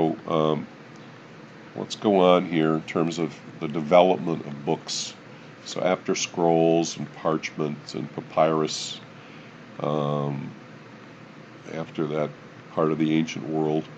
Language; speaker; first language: English; native; English